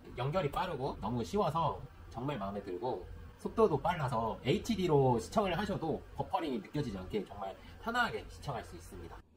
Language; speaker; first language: Korean; native; Korean